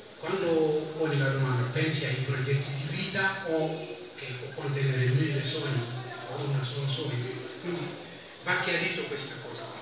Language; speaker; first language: Italian; non-native, fluent; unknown